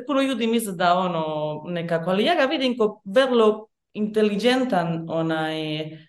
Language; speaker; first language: Croatian; early bilingual, heritage; Bosnian